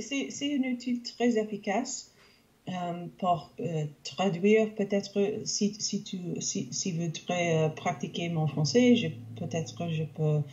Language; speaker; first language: French; non-native, local second language; English